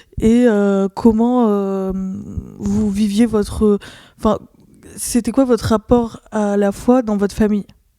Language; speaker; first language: French; native; French